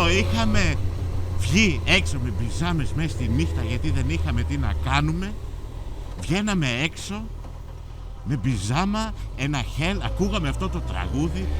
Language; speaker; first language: Greek; early bilingual, heritage; Greek